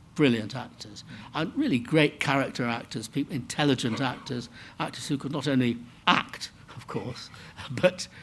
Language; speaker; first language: English; native; English